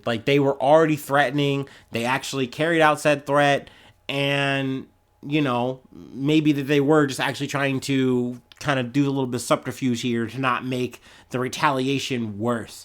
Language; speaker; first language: English; native; English